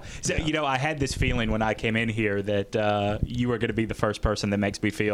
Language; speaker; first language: English; native; English